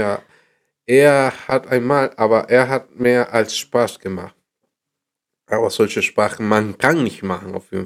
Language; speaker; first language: German; non-native, learner; Spanish